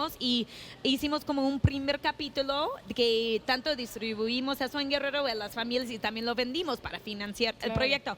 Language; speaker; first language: Spanish; non-native, fluent; English